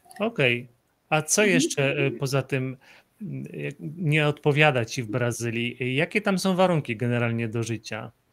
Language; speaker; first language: Polish; native; Polish